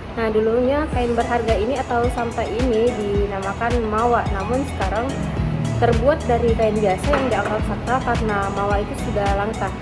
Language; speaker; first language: Indonesian; non-native, local second language; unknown